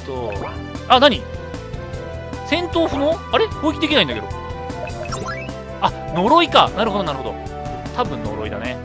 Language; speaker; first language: Japanese; native; Japanese